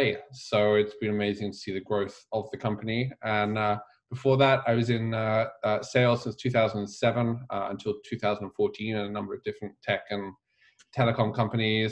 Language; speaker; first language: English; native; English